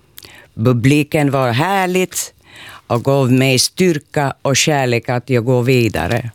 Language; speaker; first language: Swedish; non-native, learner; Finnish